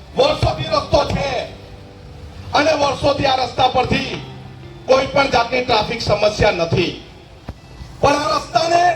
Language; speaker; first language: Gujarati; non-native, local second language; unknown